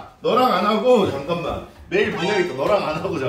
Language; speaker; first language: Korean; native; Korean